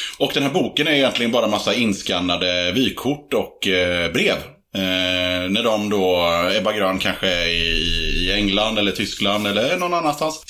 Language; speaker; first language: Swedish; native; Swedish